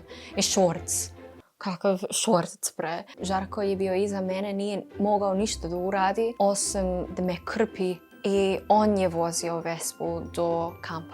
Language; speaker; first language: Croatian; non-native, learner; English